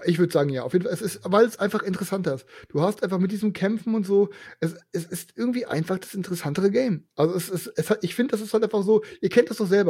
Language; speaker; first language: German; native; German